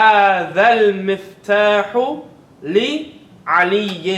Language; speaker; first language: Arabic; non-native, fluent; English